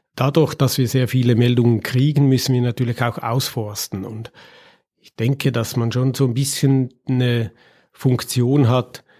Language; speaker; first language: German; native; German